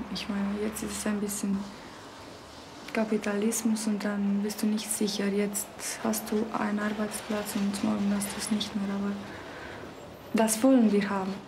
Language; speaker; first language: German; non-native, local second language; Romanian